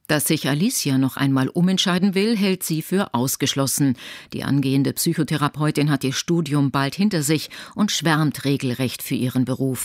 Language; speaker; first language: German; native; German